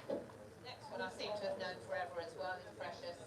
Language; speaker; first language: English; native; English